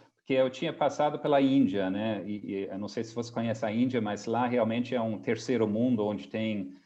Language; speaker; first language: Portuguese; non-native, fluent; English